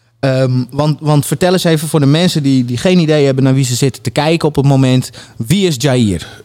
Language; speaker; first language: Dutch; native; Dutch